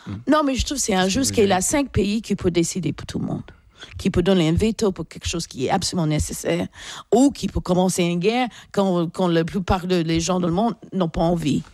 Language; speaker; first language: French; non-native, fluent; English